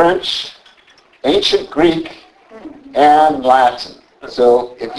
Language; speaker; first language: English; native; English